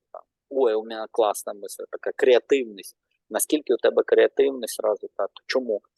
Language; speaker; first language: Ukrainian; non-native, local second language; Russian